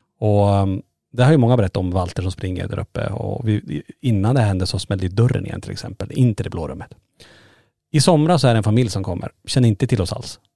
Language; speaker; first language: Swedish; native; Swedish